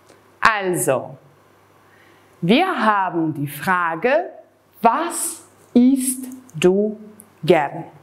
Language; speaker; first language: German; non-native, fluent; Serbian